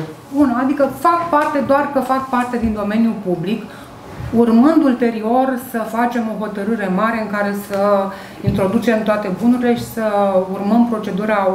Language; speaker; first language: Romanian; native; Romanian